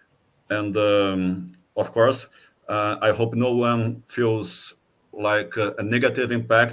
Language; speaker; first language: English; non-native, fluent; Portuguese